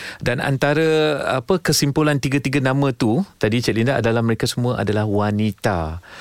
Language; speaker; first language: Malay; non-native, local second language; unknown